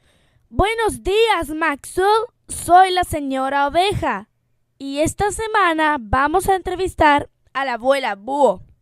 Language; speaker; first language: Spanish; non-native, fluent; English